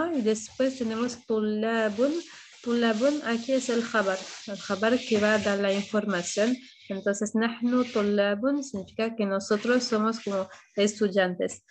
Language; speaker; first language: Spanish; non-native, fluent; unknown